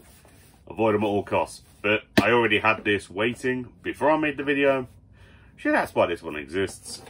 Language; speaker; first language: English; native; English